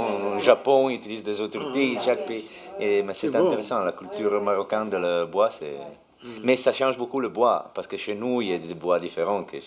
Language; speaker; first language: French; non-native, fluent; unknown